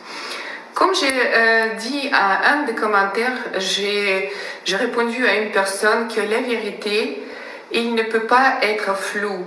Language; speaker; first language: French; non-native, fluent; Russian